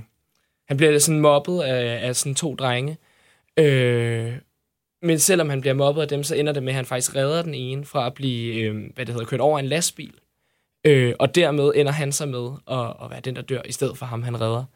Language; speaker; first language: Danish; native; Danish